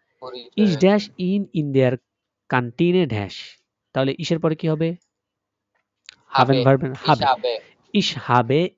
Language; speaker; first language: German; non-native, fluent; Bangla